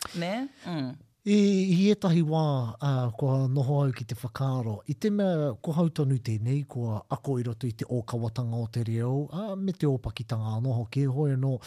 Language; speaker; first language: Māori; non-native, local second language; English